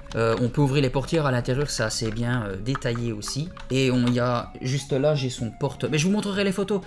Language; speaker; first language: French; native; French